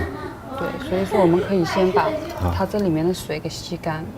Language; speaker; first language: Chinese; native; Chinese